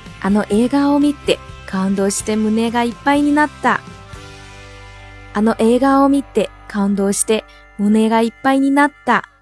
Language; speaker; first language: Japanese; non-native, fluent; Chinese